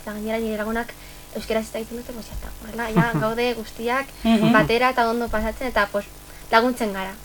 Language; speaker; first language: Basque; non-native, local second language; Spanish